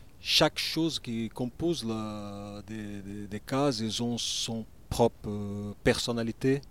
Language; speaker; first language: French; non-native, learner; Portuguese